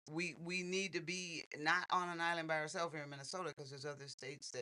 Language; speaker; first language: English; native; English